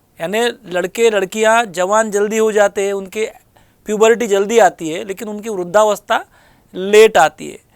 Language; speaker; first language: Hindi; non-native, local second language; Marathi